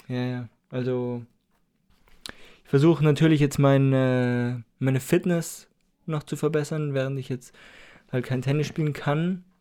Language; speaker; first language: German; native; German